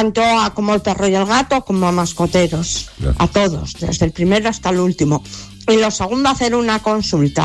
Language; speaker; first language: Spanish; native; Spanish